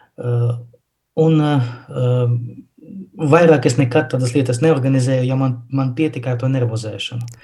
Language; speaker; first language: Latvian; non-native, local second language; Russian